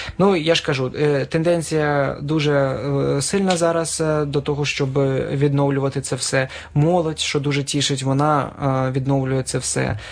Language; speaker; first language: Ukrainian; native; Ukrainian